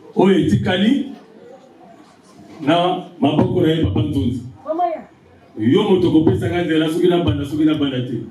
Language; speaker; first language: Lingala; native; Lingala